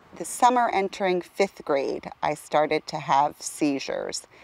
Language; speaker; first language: English; native; English